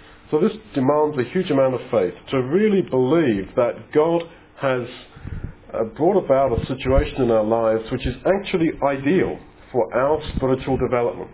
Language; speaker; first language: English; native; English